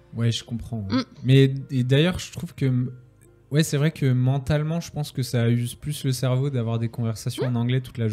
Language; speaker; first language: French; native; French